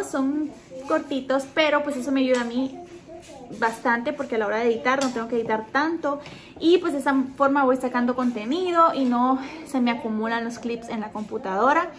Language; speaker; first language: Spanish; native; Spanish